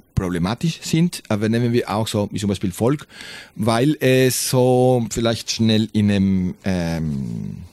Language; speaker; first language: German; non-native, fluent; Spanish